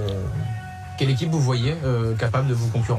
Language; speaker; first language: French; native; French